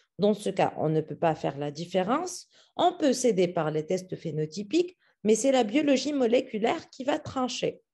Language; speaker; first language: French; non-native, local second language; Arabic